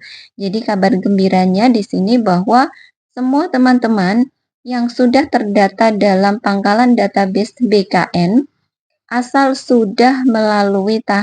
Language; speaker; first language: Indonesian; native; Indonesian